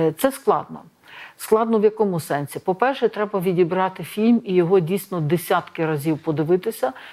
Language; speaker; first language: Ukrainian; native; Ukrainian